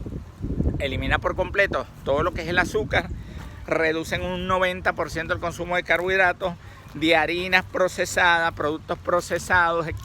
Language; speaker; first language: Spanish; native; Spanish